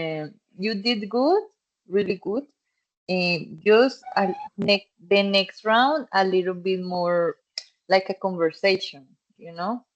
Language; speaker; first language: English; non-native, fluent; Spanish